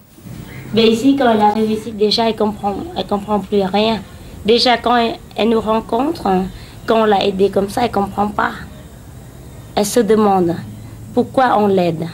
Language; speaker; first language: French; non-native, learner; Khmer